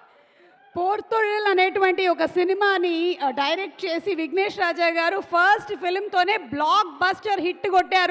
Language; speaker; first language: Telugu; native; Telugu